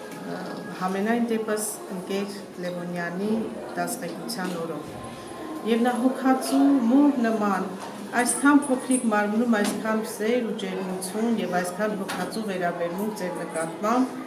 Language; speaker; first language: Armenian; native; Armenian